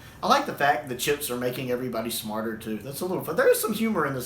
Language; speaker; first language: English; native; English